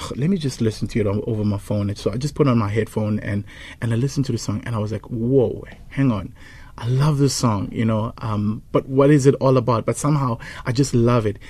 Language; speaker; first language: English; non-native, local second language; Zulu